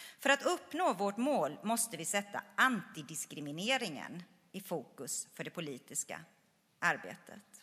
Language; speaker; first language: Swedish; native; Swedish